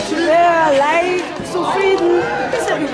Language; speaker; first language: German; non-native, learner; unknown